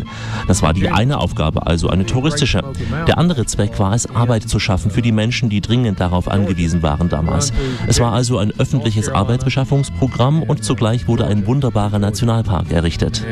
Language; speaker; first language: German; native; German